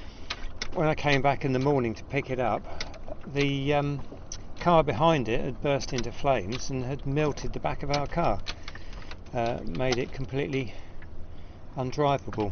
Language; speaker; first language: English; native; English